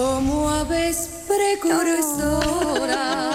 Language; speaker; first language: Spanish; non-native, fluent; English